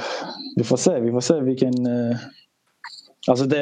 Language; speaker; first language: Swedish; early bilingual, other home language; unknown